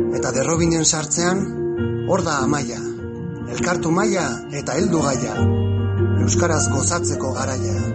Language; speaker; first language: Basque; non-native, local second language; Spanish